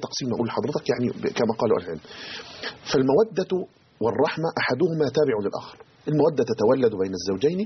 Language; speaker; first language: Arabic; native; Arabic